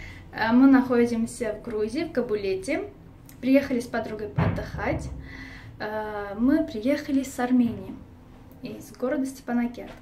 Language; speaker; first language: Russian; non-native, fluent; Armenian